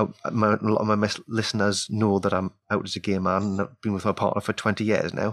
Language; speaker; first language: English; native; English